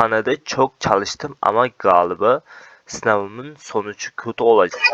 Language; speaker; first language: Turkish; non-native, fluent; Uzbek